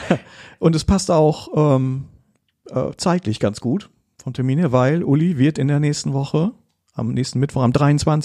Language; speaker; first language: German; native; German